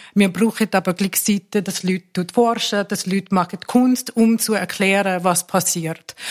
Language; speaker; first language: German; non-native, fluent; English